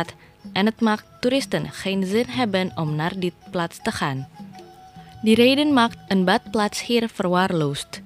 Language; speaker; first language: Dutch; non-native, learner; Indonesian